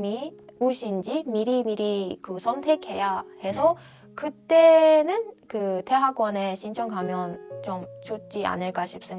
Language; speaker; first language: Korean; non-native, fluent; Persian